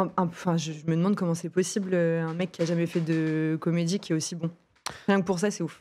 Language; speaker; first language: French; native; French